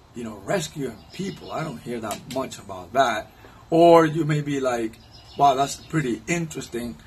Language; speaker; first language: English; non-native, fluent; Spanish